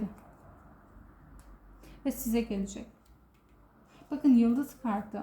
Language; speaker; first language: Turkish; native; Turkish